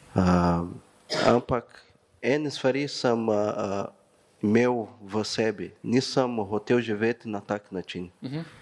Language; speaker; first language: Slovenian; non-native, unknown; Portuguese